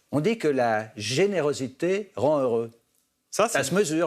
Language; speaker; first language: French; native; French